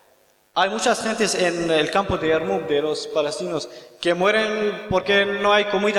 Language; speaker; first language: Spanish; non-native, learner; Kurdish